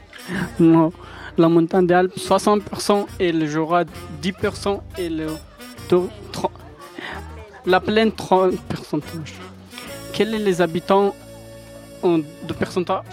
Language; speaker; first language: French; non-native, learner; Pashto